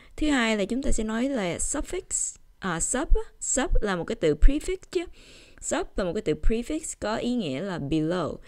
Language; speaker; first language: Vietnamese; early bilingual, heritage; Vietnamese